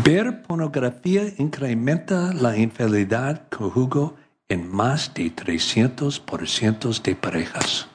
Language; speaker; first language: Spanish; non-native, learner; English